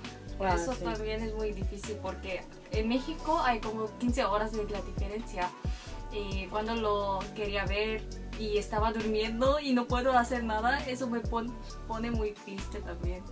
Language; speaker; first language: Spanish; non-native, fluent; Korean